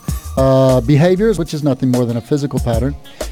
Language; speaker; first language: English; native; English